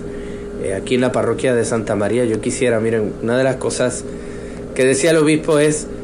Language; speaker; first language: Spanish; native; Spanish